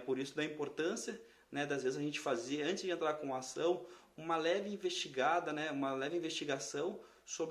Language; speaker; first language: Portuguese; native; Portuguese